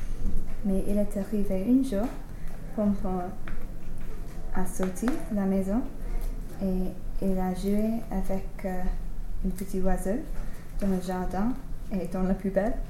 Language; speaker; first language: French; non-native, learner; English